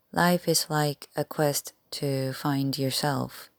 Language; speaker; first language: English; non-native, fluent; Korean